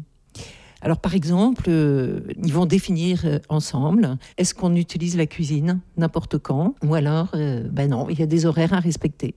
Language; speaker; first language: French; native; French